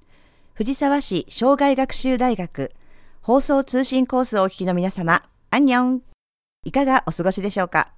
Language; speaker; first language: Japanese; native; Japanese